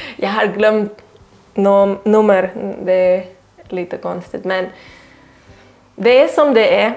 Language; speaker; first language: Swedish; non-native, learner; Catalan